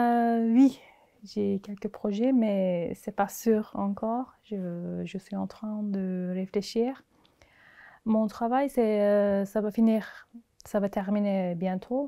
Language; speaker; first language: French; non-native, learner; Turkish